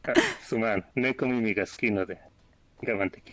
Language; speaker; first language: Japanese; non-native, learner; English